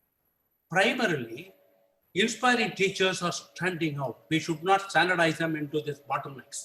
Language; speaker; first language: English; non-native, local second language; Tamil